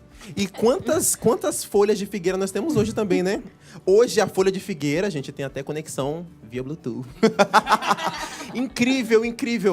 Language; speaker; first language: Portuguese; native; Portuguese